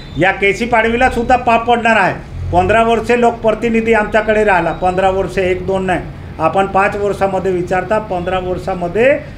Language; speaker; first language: Marathi; non-native, local second language; Bhili